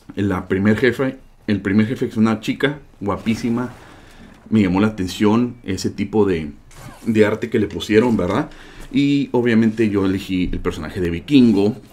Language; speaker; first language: Spanish; native; Spanish